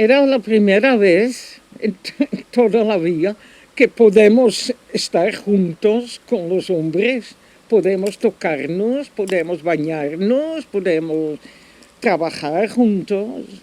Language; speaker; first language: Spanish; non-native, fluent; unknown